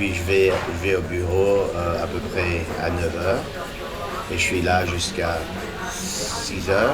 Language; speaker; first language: French; early bilingual, heritage; English